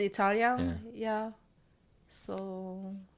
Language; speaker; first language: English; non-native, learner; Korean